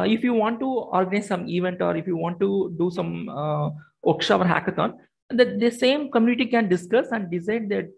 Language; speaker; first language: English; non-native, local second language; Tamil